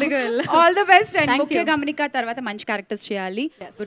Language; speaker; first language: Telugu; native; Telugu